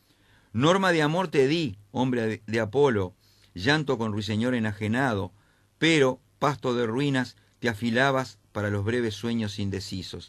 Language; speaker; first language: Spanish; native; Spanish